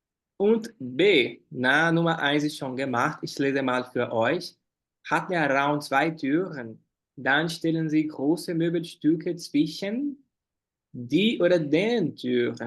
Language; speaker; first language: German; non-native, fluent; Portuguese